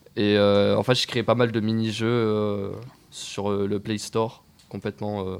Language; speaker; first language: French; native; French